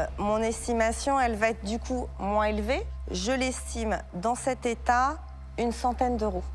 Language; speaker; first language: French; native; French